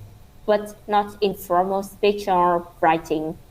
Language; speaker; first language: English; non-native, learner; Vietnamese